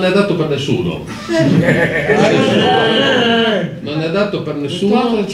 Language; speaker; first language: Italian; native; Italian